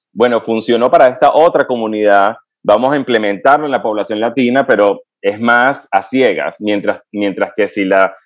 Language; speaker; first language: Spanish; native; Spanish